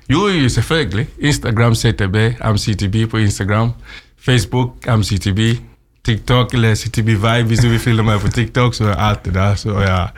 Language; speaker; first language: Norwegian; non-native, fluent; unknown